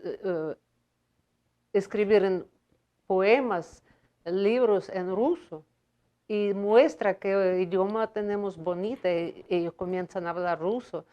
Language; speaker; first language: Spanish; non-native, fluent; Russian